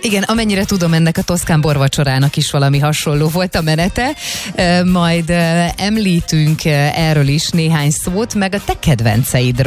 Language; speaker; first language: Hungarian; native; Hungarian